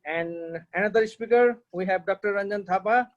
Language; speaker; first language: English; non-native, local second language; Nepali